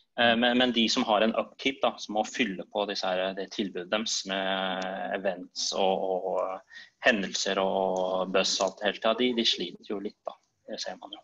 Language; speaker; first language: Norwegian; native; Norwegian